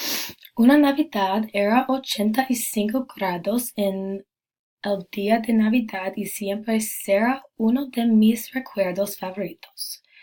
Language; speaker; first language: Spanish; non-native, learner; English